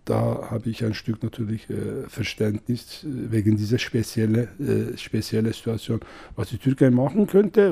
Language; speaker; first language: German; non-native, fluent; Kurdish